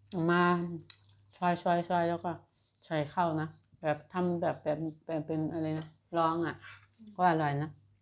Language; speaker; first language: Thai; native; Thai